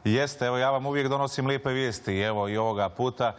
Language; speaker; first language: Serbian; native; Serbian